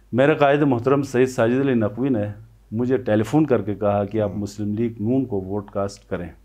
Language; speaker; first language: Urdu; non-native, local second language; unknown